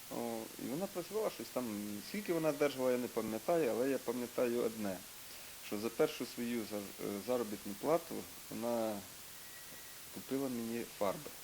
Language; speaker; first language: Ukrainian; native; Ukrainian